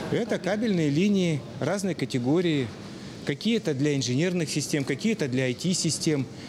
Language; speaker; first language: Russian; native; Russian